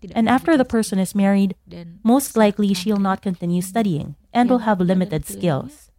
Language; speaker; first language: English; non-native, fluent; Indonesian